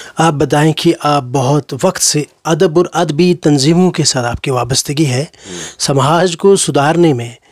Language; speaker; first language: Hindi; non-native, local second language; Kashmiri